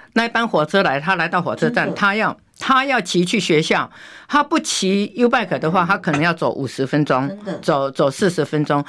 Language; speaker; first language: Chinese; native; Chinese